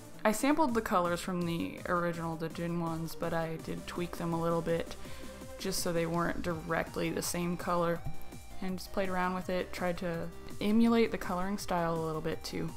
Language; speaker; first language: English; native; English